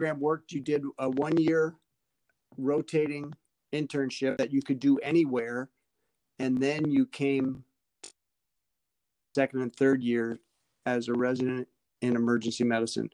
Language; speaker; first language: English; native; English